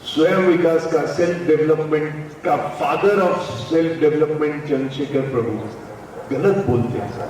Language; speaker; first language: Hindi; non-native, local second language; Marathi